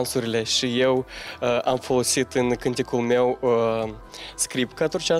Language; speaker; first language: Romanian; non-native, local second language; Gagauz